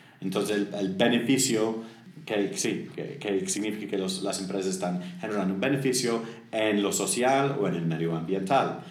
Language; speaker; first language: Spanish; non-native, fluent; English